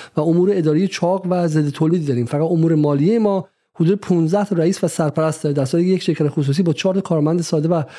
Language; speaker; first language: Persian; native; Persian